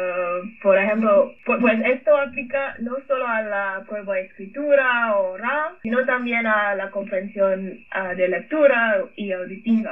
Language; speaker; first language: Spanish; non-native, fluent; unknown